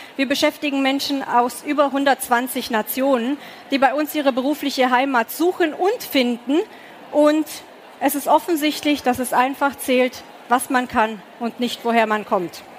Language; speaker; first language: German; early bilingual, other home language; Romanian